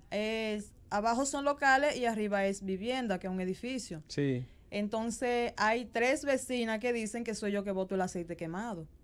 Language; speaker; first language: Spanish; native; Spanish